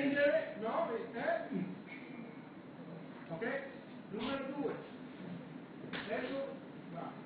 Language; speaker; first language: Italian; non-native, learner; Romanian